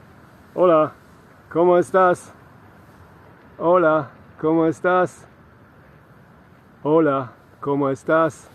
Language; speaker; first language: Spanish; non-native, learner; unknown